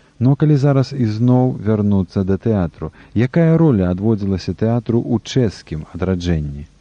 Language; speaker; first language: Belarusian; native; Belarusian